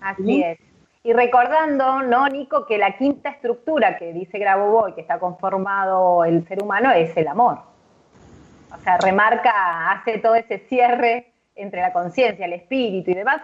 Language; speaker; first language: Spanish; native; Spanish